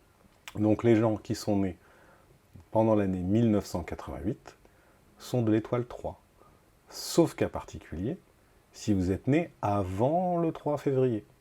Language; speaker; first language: French; native; French